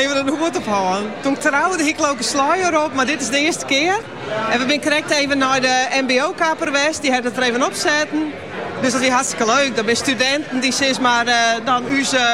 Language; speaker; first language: Dutch; native; Dutch